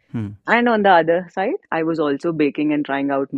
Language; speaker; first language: English; non-native, local second language; Hindi